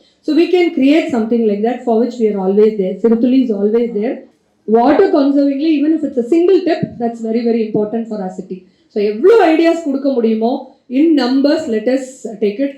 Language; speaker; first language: English; non-native, local second language; Tamil